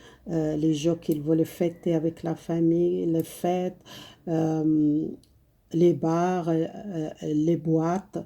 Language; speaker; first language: French; non-native, fluent; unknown